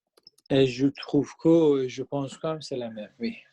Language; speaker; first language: French; non-native, learner; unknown